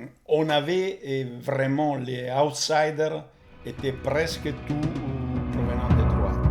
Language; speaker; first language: French; non-native, fluent; Italian